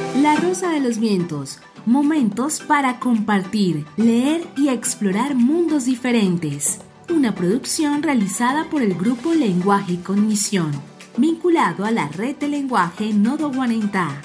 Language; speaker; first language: Spanish; native; Spanish